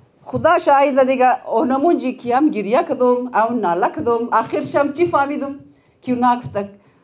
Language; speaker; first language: Urdu; non-native, local second language; Hazaragi